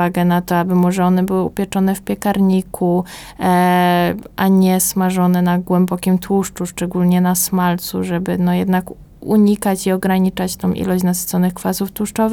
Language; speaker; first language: Polish; native; Polish